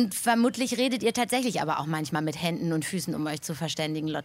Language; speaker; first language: German; native; German